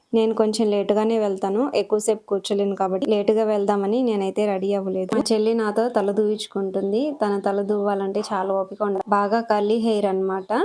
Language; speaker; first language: Telugu; non-native, local second language; Lambadi